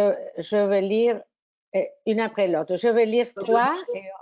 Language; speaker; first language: French; non-native, fluent; Spanish